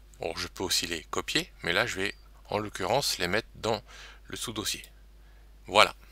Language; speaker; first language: French; native; French